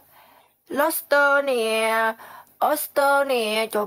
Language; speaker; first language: Indonesian; non-native, learner; Vietnamese